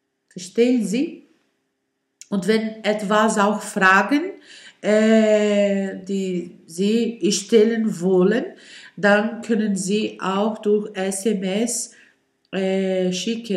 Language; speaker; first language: German; non-native, learner; Portuguese